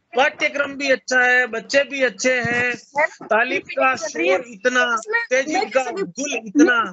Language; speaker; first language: Hindi; native; Hindi